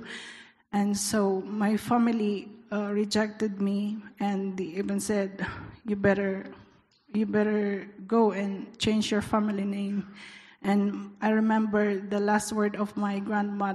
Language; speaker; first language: English; non-native, local second language; Iloko